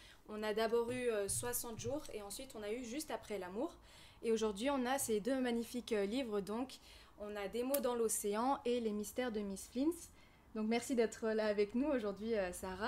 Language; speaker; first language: French; native; French